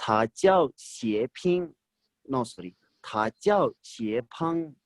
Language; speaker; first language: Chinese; non-native, fluent; Urdu